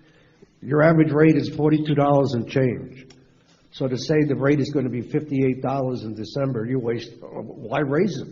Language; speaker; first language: English; native; English